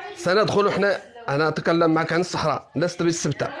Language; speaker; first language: Arabic; native; Arabic